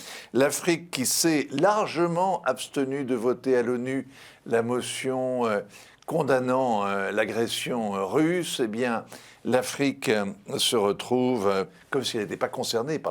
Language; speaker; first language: French; native; French